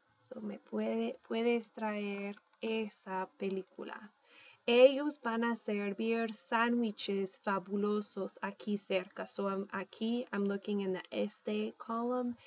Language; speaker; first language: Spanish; non-native, fluent; English